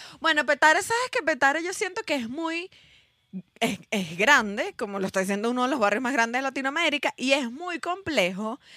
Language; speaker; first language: Spanish; native; Spanish